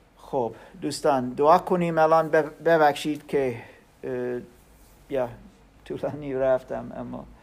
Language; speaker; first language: Persian; non-native, learner; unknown